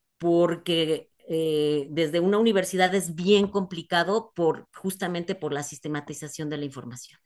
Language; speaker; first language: Spanish; native; Spanish